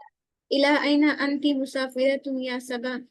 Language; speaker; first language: Arabic; non-native, learner; Urdu